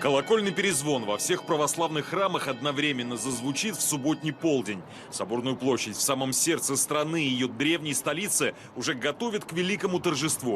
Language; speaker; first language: Russian; native; Russian